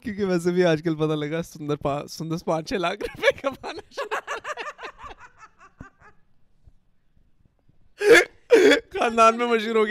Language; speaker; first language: Urdu; native; Urdu